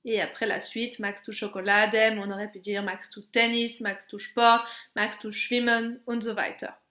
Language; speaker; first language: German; non-native, local second language; French